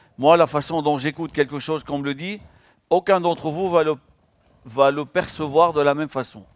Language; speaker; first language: French; non-native, local second language; Arabic